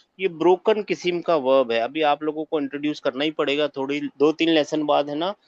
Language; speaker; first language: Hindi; native; Hindi